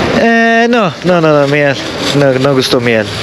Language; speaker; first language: Spanish; non-native, learner; Turkish